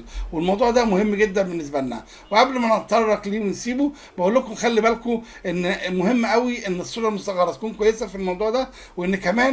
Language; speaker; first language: Arabic; native; Arabic